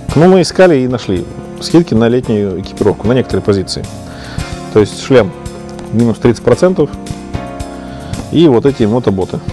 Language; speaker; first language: Russian; native; Russian